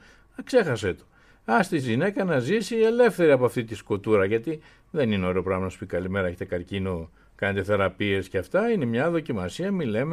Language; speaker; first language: Greek; native; Greek